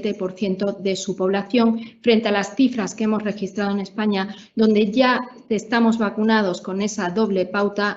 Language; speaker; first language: Spanish; native; Spanish